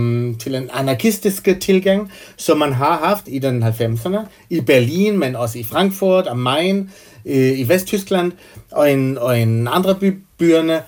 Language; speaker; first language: Danish; non-native, fluent; German